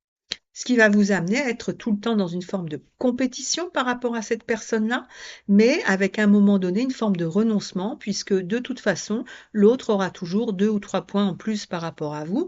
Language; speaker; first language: French; native; French